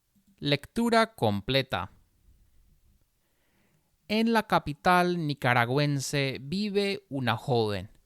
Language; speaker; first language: Spanish; non-native, fluent; English